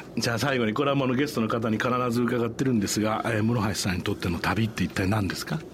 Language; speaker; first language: Japanese; native; Japanese